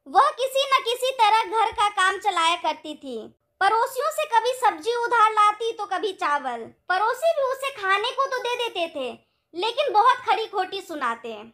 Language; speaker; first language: Hindi; native; Hindi